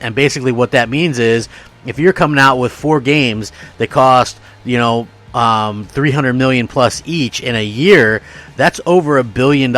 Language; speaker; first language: English; native; English